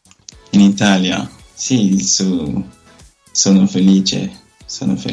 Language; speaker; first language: Italian; non-native, learner; Nigerian Pidgin